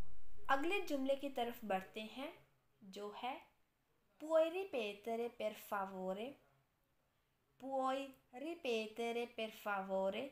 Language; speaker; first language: Italian; non-native, fluent; Urdu